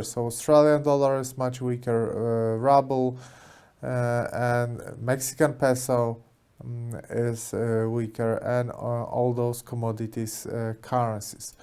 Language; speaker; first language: English; non-native, fluent; Polish